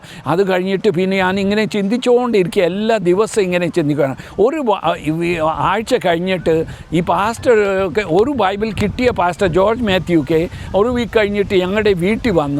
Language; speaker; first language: Malayalam; early bilingual, heritage; Malayalam